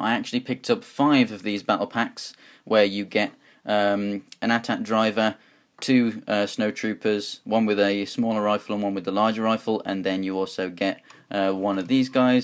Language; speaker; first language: English; native; English